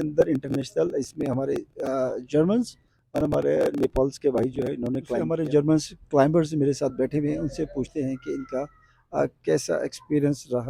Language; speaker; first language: Hindi; non-native, local second language; Balti